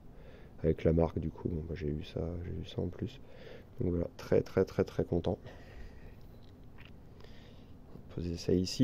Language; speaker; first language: French; native; French